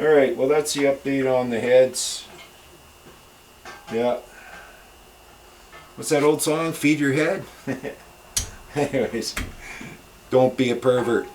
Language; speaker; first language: English; native; English